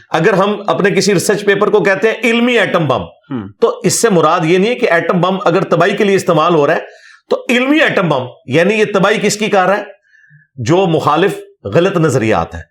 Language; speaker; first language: Urdu; non-native, local second language; Punjabi